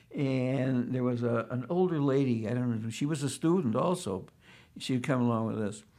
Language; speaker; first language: English; early bilingual, other home language; Yiddish